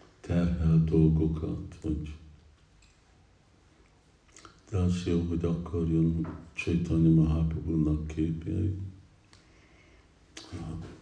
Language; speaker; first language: Hungarian; early bilingual, heritage; English